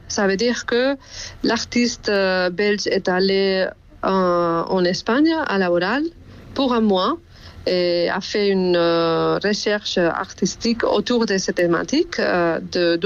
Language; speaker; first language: French; non-native, fluent; Spanish